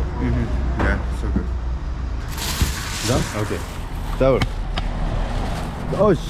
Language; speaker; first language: English; non-native, learner; Korean